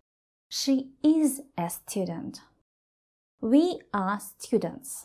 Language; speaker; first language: English; non-native, fluent; Russian